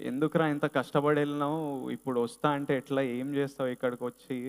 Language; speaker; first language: Telugu; native; Telugu